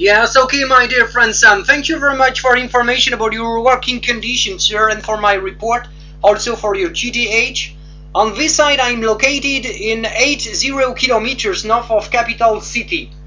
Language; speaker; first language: English; non-native, learner; French